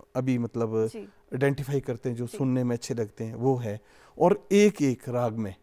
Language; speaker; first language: Hindi; native; Hindi